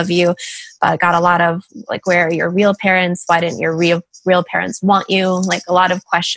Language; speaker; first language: English; native; English